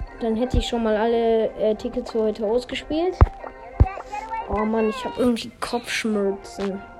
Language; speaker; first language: German; native; German